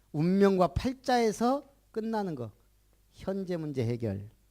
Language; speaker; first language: Korean; native; Korean